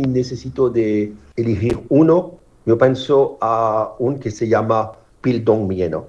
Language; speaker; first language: Spanish; non-native, learner; French